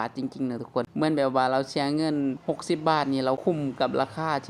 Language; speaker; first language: Thai; non-native, local second language; Northeastern Thai